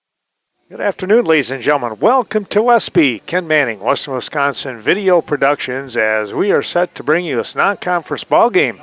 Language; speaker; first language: English; native; English